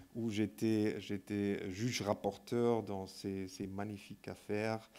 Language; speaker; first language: French; non-native, fluent; German